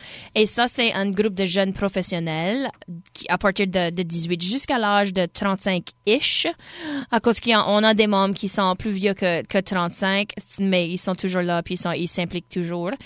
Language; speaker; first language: French; native; French